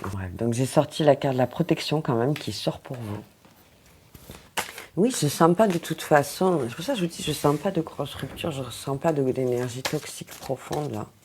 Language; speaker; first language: French; native; French